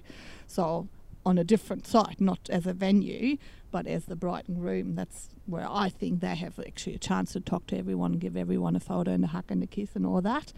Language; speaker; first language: English; non-native, fluent; German